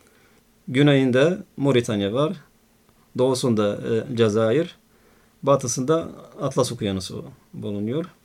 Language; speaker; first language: Turkish; non-native, fluent; Arabic